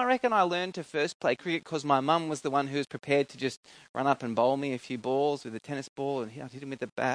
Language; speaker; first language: English; native; English